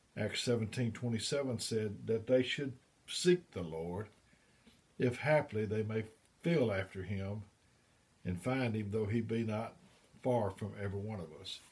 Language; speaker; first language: English; native; English